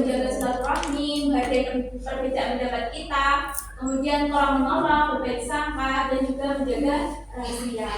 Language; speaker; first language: Indonesian; native; Indonesian